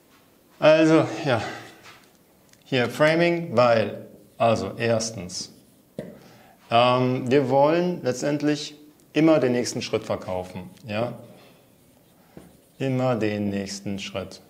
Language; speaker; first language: German; native; German